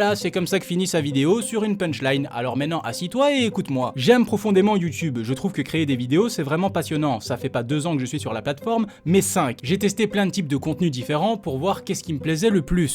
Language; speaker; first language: French; native; French